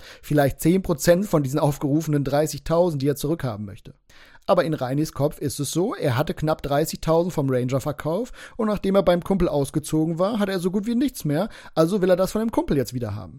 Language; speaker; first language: German; native; German